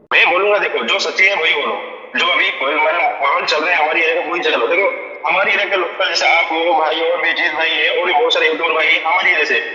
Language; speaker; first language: Hindi; non-native, local second language; Bangla